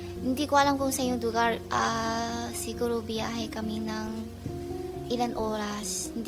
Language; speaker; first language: Filipino; non-native, learner; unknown